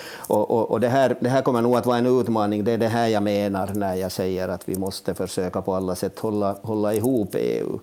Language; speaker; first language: Swedish; native; Swedish